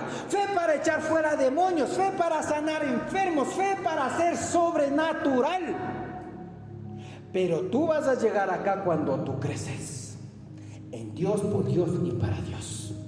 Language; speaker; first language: Spanish; native; Spanish